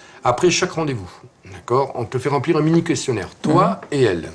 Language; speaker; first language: French; native; French